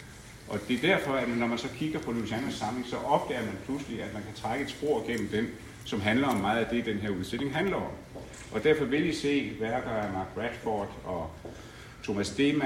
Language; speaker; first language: Danish; native; Danish